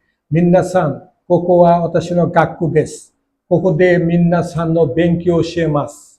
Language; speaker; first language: Japanese; non-native, learner; Bangla